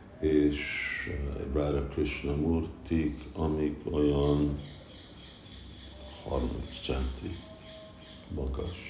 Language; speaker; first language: Hungarian; early bilingual, heritage; Hungarian